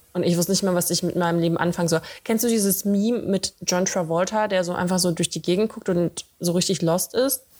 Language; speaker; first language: German; early bilingual, other home language; Russian